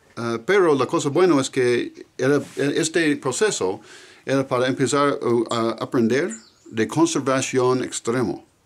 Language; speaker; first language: Spanish; non-native, learner; English